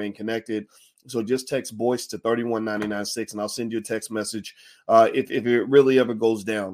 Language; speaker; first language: English; native; English